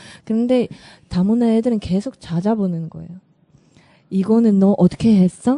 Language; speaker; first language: Korean; non-native, learner; Russian